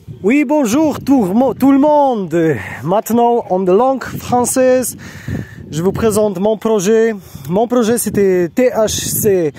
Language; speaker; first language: French; non-native, learner; Polish